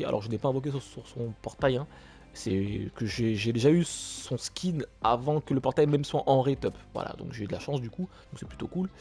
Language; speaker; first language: French; native; French